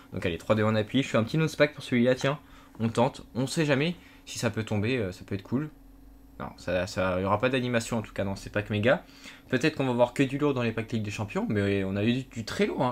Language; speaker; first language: French; native; French